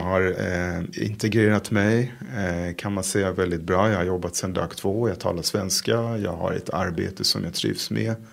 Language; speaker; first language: Swedish; non-native, fluent; Hebrew